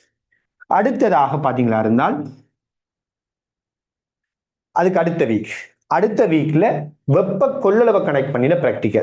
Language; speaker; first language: Tamil; native; Tamil